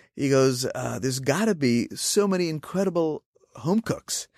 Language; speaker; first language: English; non-native, local second language; Hindi